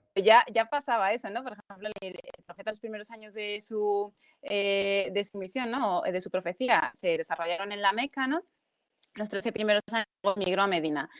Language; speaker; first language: Spanish; early bilingual, other home language; Arabic